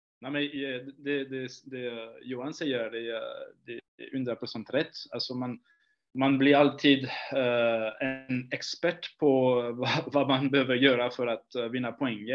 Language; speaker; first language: Swedish; non-native, fluent; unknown